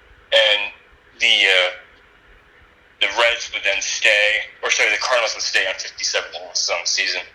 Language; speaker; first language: English; native; English